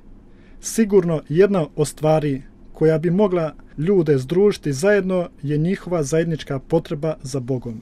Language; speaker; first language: Croatian; native; Croatian